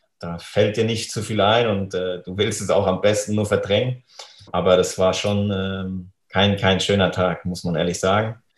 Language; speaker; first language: German; native; German